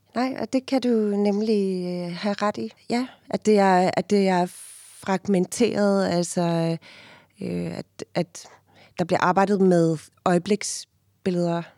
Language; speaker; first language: Danish; non-native, fluent; Afrikaans